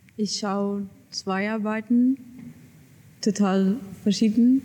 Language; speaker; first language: German; non-native, learner; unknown